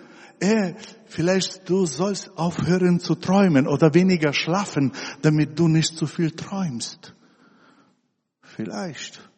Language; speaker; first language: German; non-native, fluent; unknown